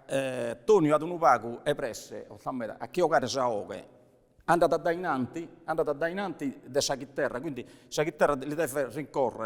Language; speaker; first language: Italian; non-native, local second language; Sardinian